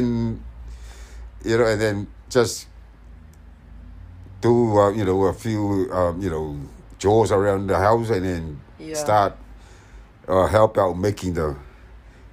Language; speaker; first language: English; non-native, fluent; Samoan